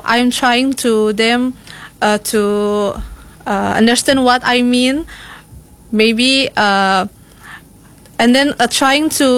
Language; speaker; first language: English; non-native, learner; Indonesian